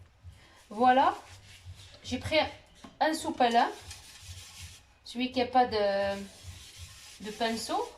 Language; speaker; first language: French; non-native, local second language; Arabic